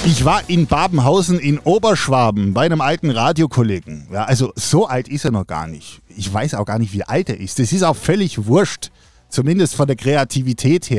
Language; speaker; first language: German; native; German